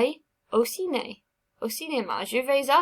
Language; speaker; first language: French; non-native, fluent; English